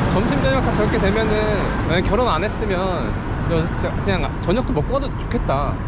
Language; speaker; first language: Korean; native; Korean